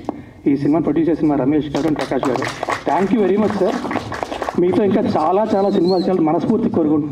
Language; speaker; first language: Telugu; native; Telugu